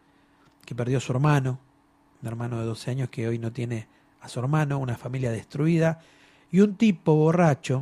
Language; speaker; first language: Spanish; native; Spanish